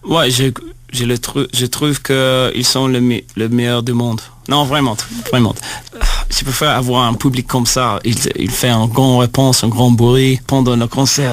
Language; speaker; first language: French; non-native, learner; English